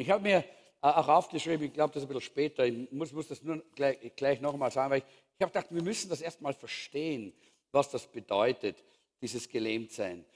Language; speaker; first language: German; native; German